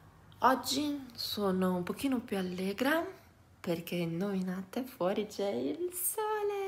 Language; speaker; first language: Italian; native; Italian